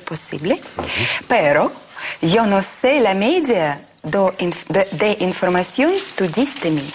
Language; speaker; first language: Spanish; non-native, learner; Russian